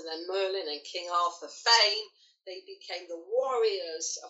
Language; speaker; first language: English; native; English